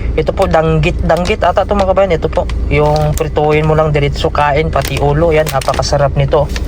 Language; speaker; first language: Filipino; non-native, local second language; Cebuano